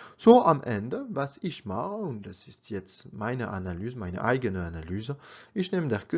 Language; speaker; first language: German; non-native, learner; French